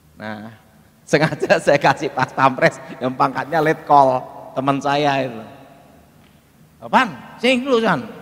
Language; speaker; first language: Indonesian; native; Indonesian